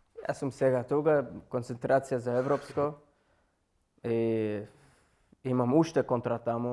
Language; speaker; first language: Macedonian; non-native, learner; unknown